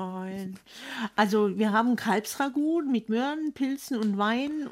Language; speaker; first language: German; native; German